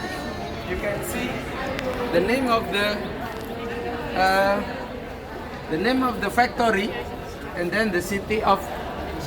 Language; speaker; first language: English; non-native, learner; Indonesian